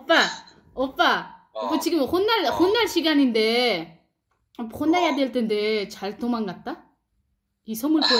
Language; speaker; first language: Korean; non-native, fluent; Uzbek